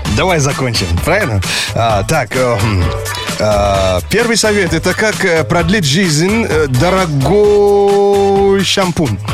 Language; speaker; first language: Russian; native; Russian